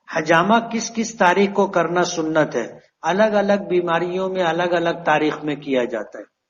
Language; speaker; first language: Urdu; native; Urdu